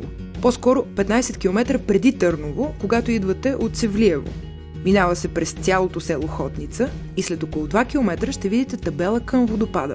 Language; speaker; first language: Bulgarian; native; Bulgarian